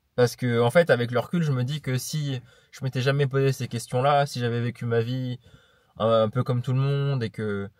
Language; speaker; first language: French; native; French